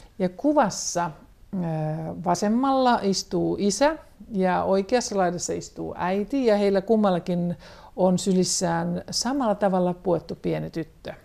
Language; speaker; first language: Finnish; native; Finnish